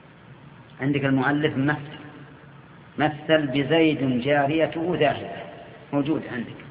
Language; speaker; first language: Arabic; native; Arabic